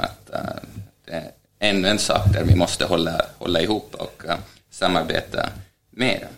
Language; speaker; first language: Swedish; non-native, fluent; Estonian